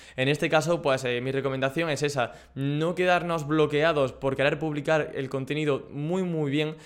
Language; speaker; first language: Spanish; native; Spanish